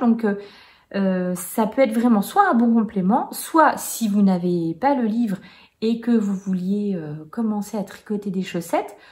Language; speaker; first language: French; native; French